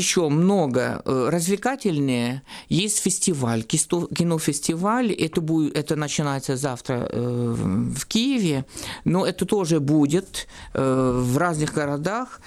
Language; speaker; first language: Russian; non-native, fluent; French